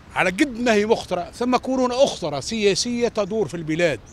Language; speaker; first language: Arabic; native; Arabic